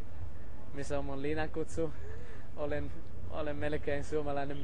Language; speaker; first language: Finnish; non-native, learner; German